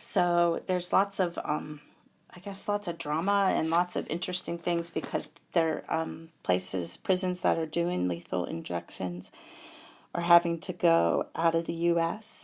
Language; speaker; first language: English; native; English